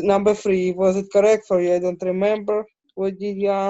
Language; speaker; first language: English; non-native, learner; Ukrainian